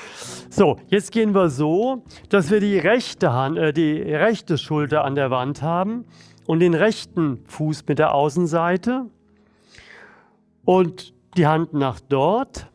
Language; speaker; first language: German; native; German